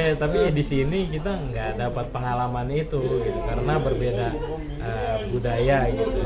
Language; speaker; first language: Indonesian; native; Indonesian